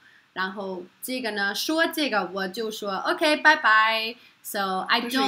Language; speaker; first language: Chinese; non-native, fluent; Norwegian